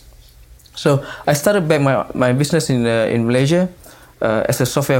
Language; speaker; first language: English; non-native, local second language; Malay